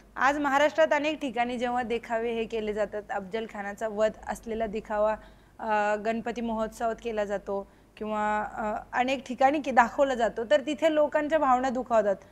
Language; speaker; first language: Marathi; native; Marathi